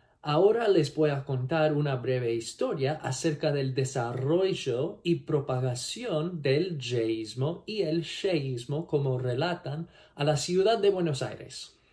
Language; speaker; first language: Spanish; non-native, learner; English